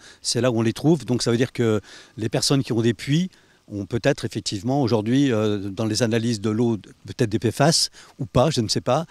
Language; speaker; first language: French; native; French